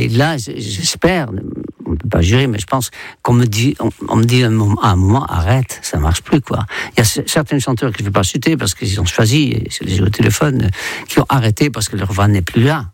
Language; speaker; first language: French; non-native, fluent; Dutch